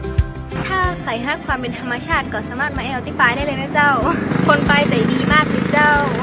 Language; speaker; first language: Thai; early bilingual, other home language; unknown